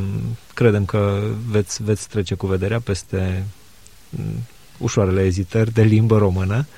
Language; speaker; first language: Romanian; native; Romanian